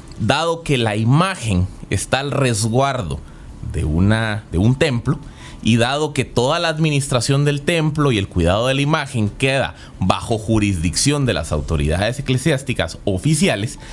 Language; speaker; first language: Spanish; native; Spanish